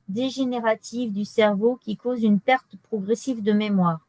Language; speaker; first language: French; native; French